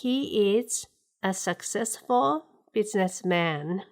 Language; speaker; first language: English; non-native, fluent; Japanese